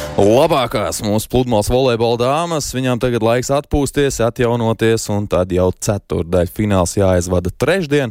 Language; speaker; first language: Latvian; native; Latvian